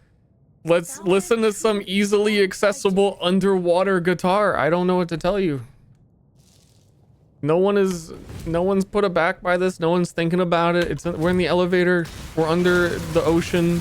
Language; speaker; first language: English; native; English